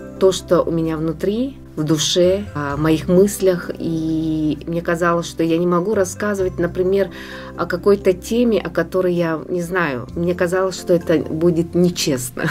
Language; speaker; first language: Russian; non-native, local second language; Yakut